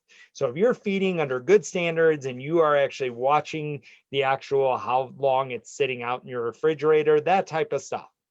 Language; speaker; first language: English; native; English